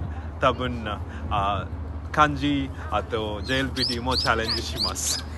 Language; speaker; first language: Japanese; non-native, learner; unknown